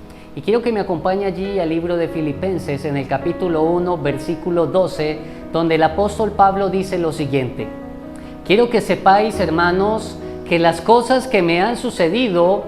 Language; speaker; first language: Spanish; native; Spanish